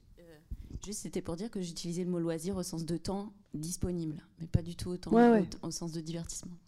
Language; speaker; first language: French; native; French